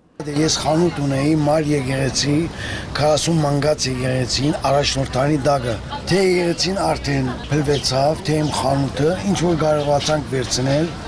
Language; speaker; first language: Armenian; early bilingual, heritage; Armenian